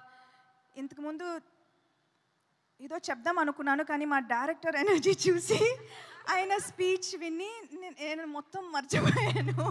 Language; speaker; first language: Telugu; non-native, fluent; Tamil